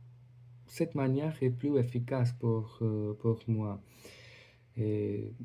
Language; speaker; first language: French; non-native, learner; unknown